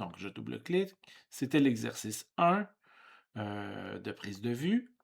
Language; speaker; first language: French; native; French